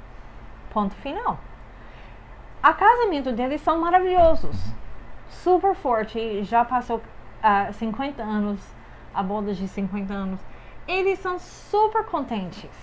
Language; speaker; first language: Portuguese; non-native, fluent; English